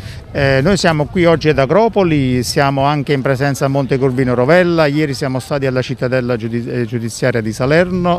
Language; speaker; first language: Italian; native; Italian